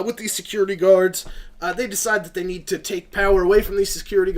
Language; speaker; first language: English; native; English